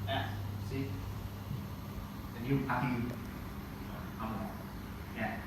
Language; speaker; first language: English; non-native, learner; Vietnamese